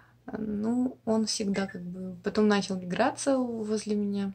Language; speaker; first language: Russian; non-native, local second language; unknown